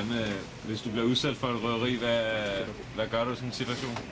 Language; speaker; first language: Danish; native; Danish